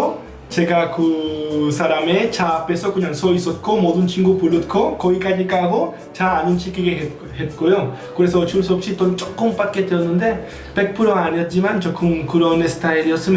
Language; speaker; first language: Korean; non-native, fluent; Spanish